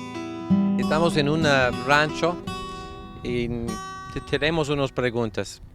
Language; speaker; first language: Spanish; non-native, fluent; English